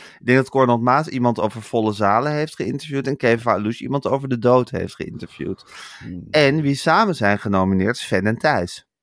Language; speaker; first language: Dutch; native; Dutch